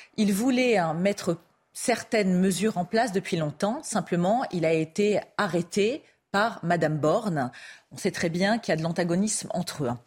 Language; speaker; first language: French; native; French